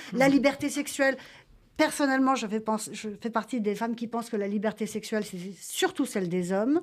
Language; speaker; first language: French; native; French